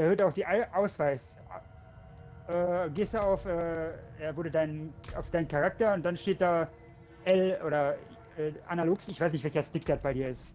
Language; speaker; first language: German; native; German